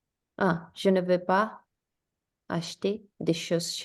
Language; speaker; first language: French; non-native, learner; Spanish